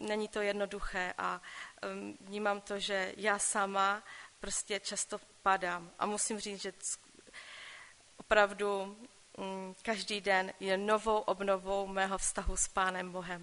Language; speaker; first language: Czech; non-native, local second language; Polish